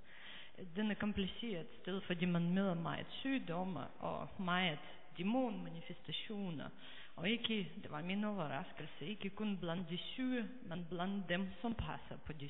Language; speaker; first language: Danish; non-native, fluent; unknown